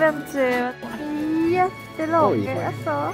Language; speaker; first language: Swedish; non-native, learner; Japanese